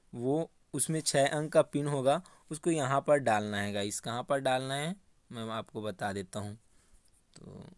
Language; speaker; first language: Hindi; native; Hindi